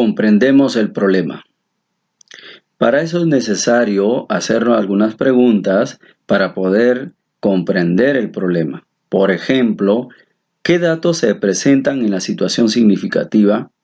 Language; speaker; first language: Spanish; native; Spanish